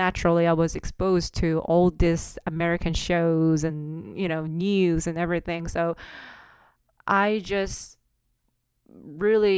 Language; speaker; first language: English; non-native, fluent; Korean